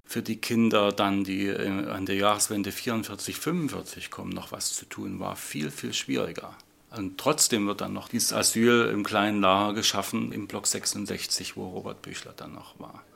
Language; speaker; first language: German; native; German